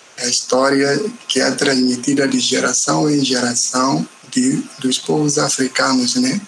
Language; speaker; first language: Portuguese; non-native, local second language; Upper Guinea Crioulo